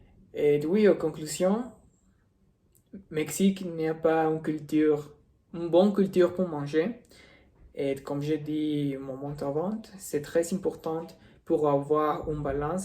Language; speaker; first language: French; non-native, learner; Spanish